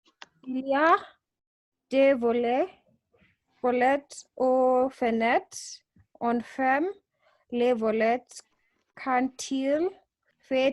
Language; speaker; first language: French; non-native, learner; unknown